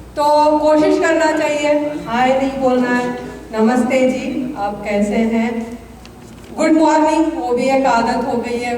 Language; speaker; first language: Hindi; native; Hindi